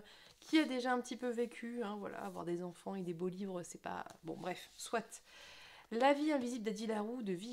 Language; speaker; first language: French; native; French